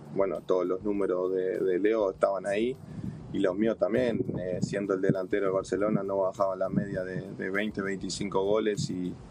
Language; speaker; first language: Spanish; native; Spanish